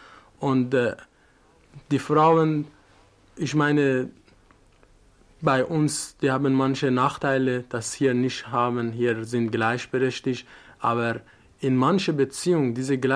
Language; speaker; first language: German; non-native, learner; Persian